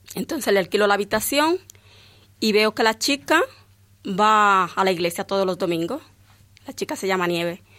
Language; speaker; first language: Spanish; native; Spanish